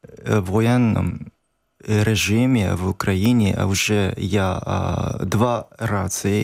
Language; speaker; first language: Ukrainian; non-native, learner; Japanese